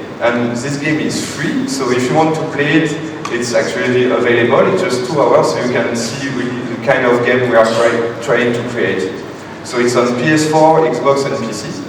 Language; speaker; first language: English; non-native, fluent; French